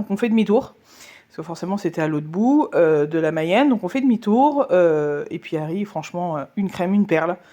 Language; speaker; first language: French; native; French